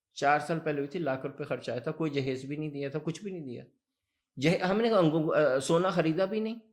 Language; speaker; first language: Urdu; early bilingual, heritage; Urdu